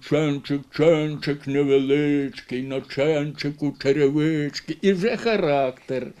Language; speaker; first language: Ukrainian; native; Ukrainian